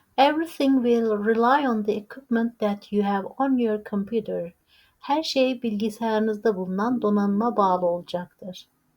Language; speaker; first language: English; non-native, fluent; Turkish